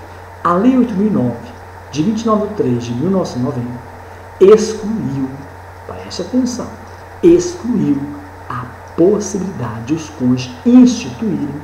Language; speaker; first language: Portuguese; native; Portuguese